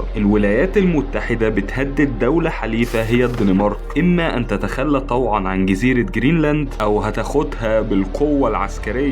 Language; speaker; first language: Arabic; native; Arabic